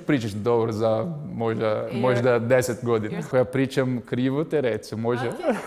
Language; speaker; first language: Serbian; non-native, learner; Portuguese